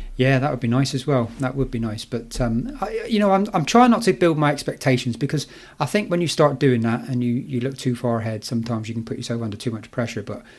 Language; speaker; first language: English; native; English